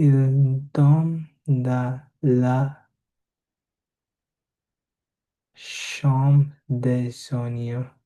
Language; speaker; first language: French; non-native, learner; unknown